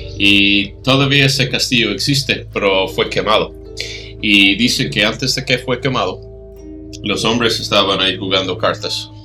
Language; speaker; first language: Spanish; non-native, fluent; English